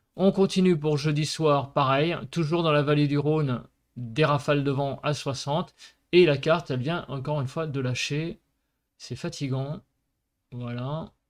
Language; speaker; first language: French; native; French